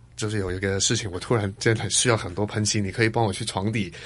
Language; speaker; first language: Chinese; non-native, fluent; Cantonese